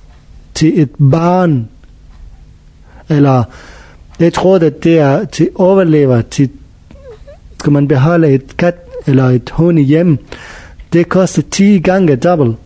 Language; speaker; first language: Danish; non-native, learner; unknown